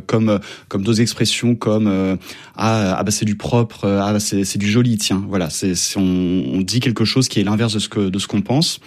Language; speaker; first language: French; native; French